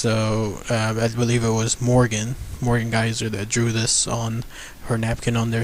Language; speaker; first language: English; native; English